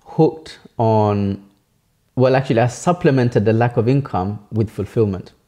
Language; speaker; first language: English; early bilingual, other home language; Bangla